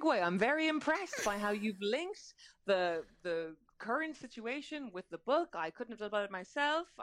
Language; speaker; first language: English; native; English